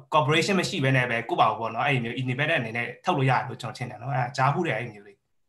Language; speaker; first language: Burmese; non-native, local second language; Shan